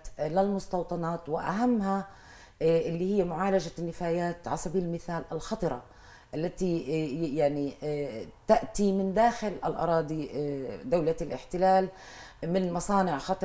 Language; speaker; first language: Arabic; native; Arabic